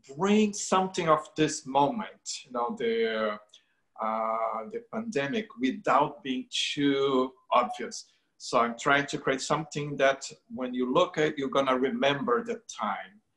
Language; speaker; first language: English; non-native, fluent; Portuguese